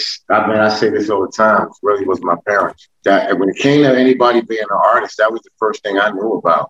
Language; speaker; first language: English; native; English